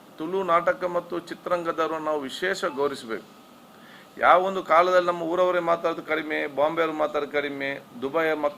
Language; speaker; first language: Kannada; non-native, local second language; Tulu